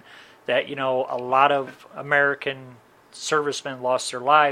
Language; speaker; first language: English; native; English